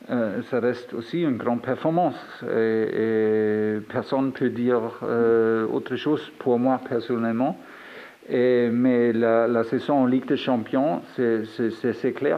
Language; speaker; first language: French; non-native, fluent; German